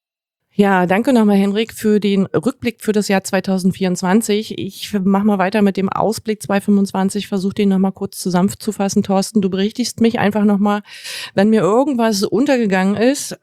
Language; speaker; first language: German; native; German